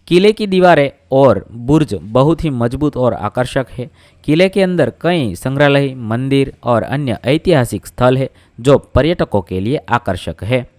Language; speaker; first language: Hindi; non-native, local second language; Gujarati